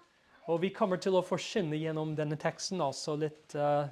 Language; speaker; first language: Norwegian; non-native, fluent; English